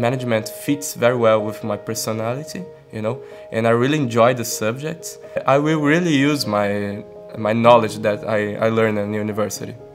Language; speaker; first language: English; non-native, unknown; Portuguese